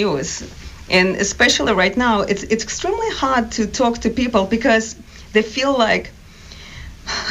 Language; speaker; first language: English; non-native, fluent; Ukrainian